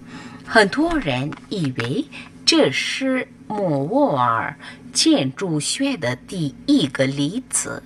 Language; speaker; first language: Chinese; non-native, fluent; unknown